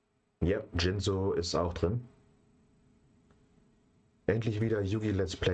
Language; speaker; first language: German; native; German